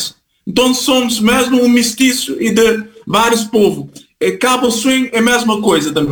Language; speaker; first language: Portuguese; non-native, fluent; Kabuverdianu